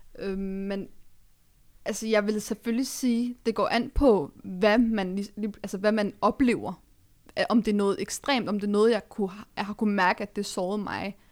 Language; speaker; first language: Danish; early bilingual, other home language; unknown